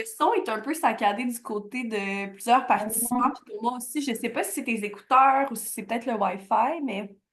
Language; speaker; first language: French; native; French